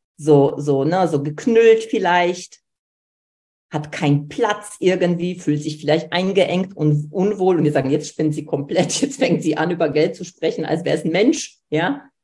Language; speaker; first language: German; early bilingual, other home language; Polish